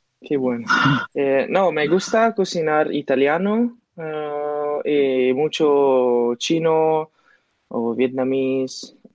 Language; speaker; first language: Spanish; non-native, learner; Chinese